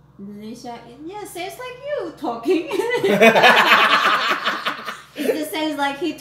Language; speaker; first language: English; non-native, learner; Indonesian